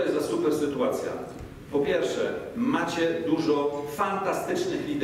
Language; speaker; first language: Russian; non-native, learner; Polish